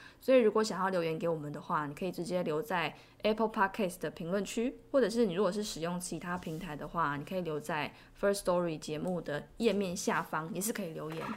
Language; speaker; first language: Chinese; native; Chinese